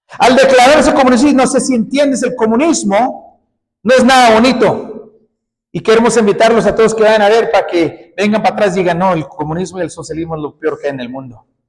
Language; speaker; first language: Spanish; early bilingual, heritage; Spanish